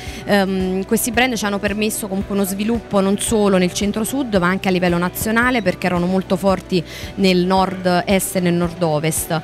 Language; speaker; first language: Italian; native; Italian